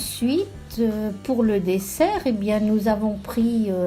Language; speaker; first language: French; native; French